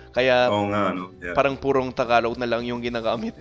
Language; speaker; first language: Filipino; non-native, fluent; English